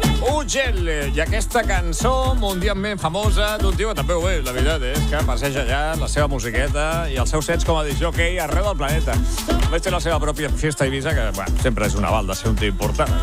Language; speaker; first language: Catalan; native; Catalan